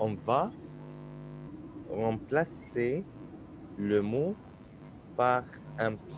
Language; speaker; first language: French; non-native, fluent; Arabic